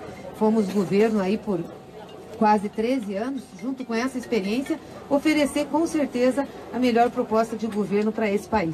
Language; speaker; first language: Portuguese; native; Portuguese